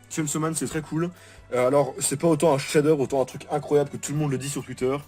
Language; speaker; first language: French; native; French